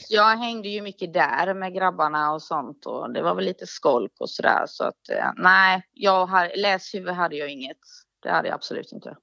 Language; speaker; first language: Swedish; early bilingual, other home language; Danish